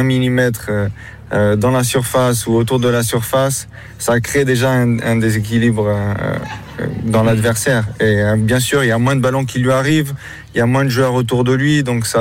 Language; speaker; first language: French; native; French